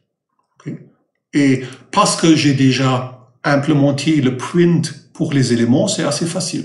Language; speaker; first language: French; non-native, fluent; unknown